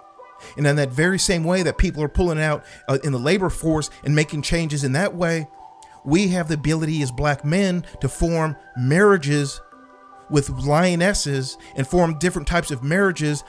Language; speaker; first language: English; native; English